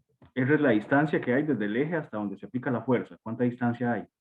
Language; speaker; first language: Spanish; native; Spanish